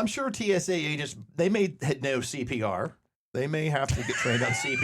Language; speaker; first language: English; native; English